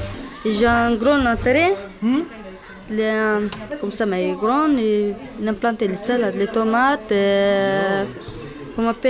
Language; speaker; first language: French; non-native, learner; Romany